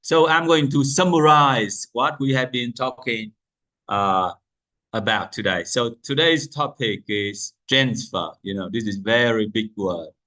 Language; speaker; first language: English; non-native, fluent; Vietnamese